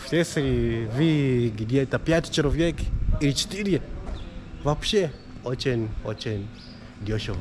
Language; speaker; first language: Russian; non-native, learner; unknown